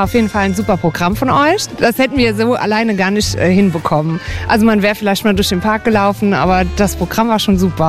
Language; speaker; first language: German; native; German